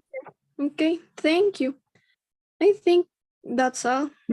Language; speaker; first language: English; non-native, learner; Spanish